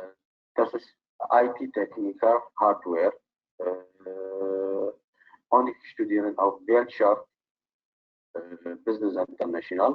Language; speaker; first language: German; non-native, learner; Arabic